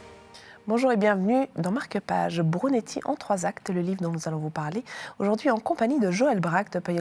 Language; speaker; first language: French; native; French